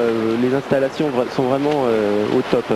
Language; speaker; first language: French; native; French